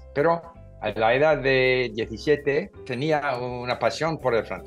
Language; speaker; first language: Spanish; non-native, fluent; English